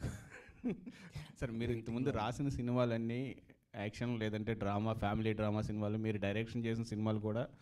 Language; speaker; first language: Telugu; native; Telugu